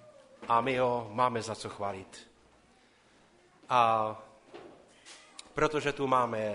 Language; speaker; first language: Czech; non-native, local second language; Polish